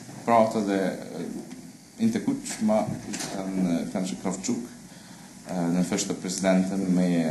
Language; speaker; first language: Swedish; non-native, fluent; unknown